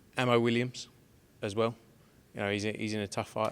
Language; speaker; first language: English; native; English